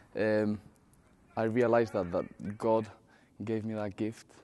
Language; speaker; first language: English; non-native, fluent; Spanish